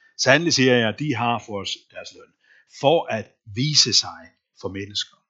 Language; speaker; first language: Danish; non-native, local second language; Faroese